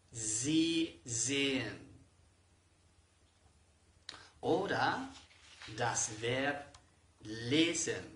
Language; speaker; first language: German; non-native, fluent; Spanish